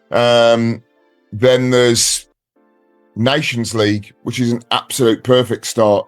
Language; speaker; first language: English; native; English